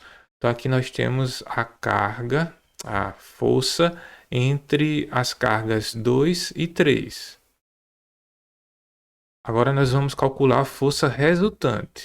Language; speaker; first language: Portuguese; native; Portuguese